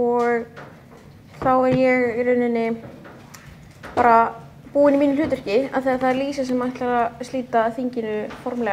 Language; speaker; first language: Icelandic; native; Icelandic